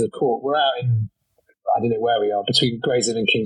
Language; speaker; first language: English; native; English